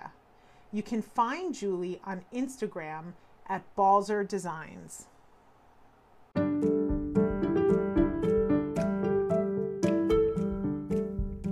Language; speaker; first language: English; native; English